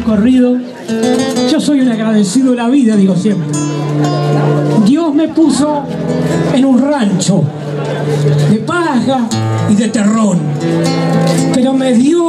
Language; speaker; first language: Spanish; native; Spanish